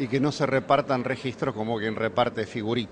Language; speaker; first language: Spanish; native; Spanish